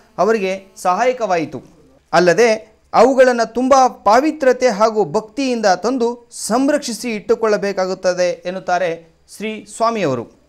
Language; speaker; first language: Kannada; native; Kannada